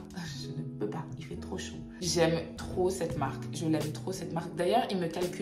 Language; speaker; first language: French; native; French